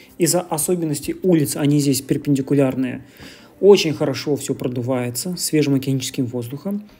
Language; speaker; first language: Russian; native; Russian